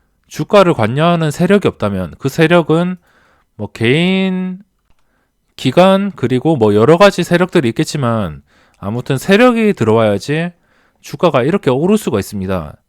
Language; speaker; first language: Korean; native; Korean